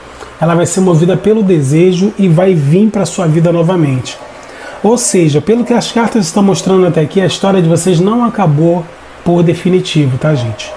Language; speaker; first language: Portuguese; native; Portuguese